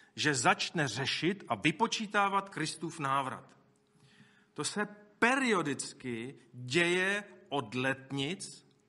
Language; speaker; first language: Czech; native; Czech